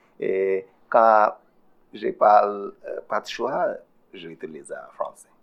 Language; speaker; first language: French; non-native, learner; Bangla